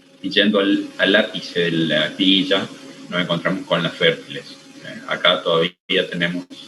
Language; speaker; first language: Spanish; native; Spanish